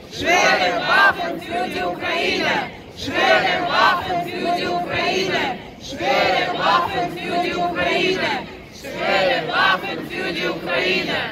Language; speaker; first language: German; non-native, fluent; Ukrainian